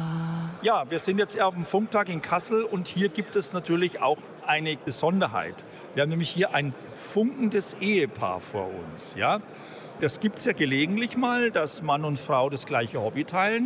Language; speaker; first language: German; native; German